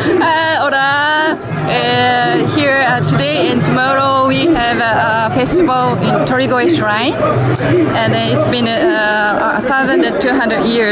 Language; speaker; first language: English; non-native, learner; Japanese